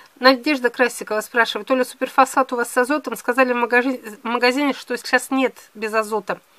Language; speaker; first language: Russian; native; Russian